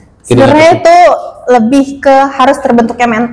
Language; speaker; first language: Indonesian; native; Indonesian